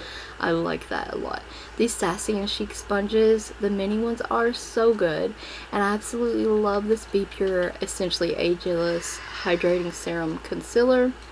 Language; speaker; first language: English; native; English